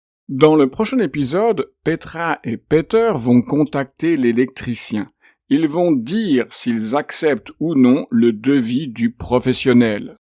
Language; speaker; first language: French; native; French